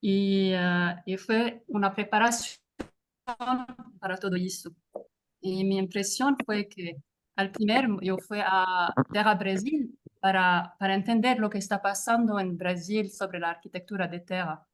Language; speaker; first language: Spanish; non-native, fluent; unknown